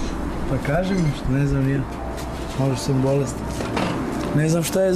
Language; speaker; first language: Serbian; non-native, local second language; Romany